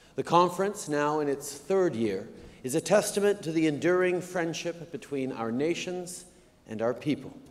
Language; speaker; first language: English; native; English